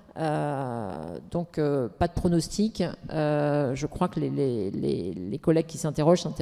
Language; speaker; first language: French; native; French